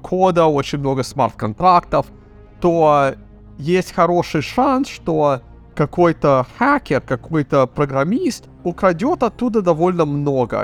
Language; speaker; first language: Russian; early bilingual, heritage; Russian